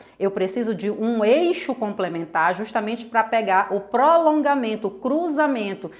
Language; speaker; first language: Portuguese; native; Portuguese